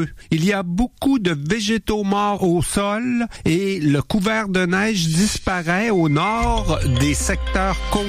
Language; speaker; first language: French; native; French